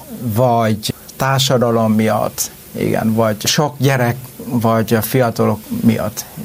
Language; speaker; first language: Hungarian; non-native, learner; Vietnamese